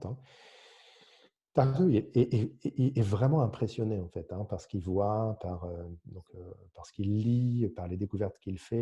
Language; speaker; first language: French; native; French